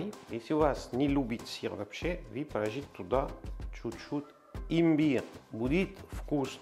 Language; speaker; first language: Russian; non-native, learner; French